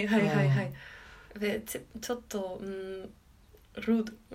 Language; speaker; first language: Japanese; non-native, learner; Spanish